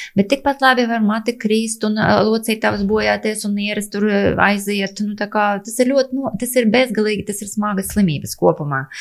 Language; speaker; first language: Latvian; non-native, local second language; Russian